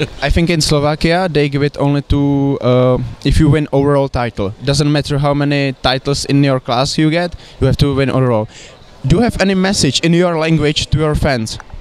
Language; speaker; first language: English; non-native, fluent; Czech